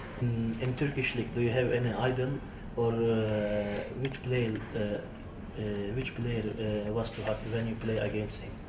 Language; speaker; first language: English; non-native, learner; Turkish